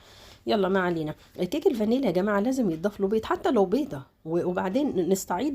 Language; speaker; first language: Arabic; native; Arabic